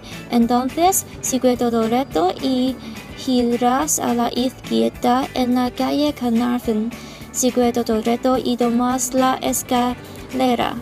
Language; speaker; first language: Spanish; non-native, learner; Cantonese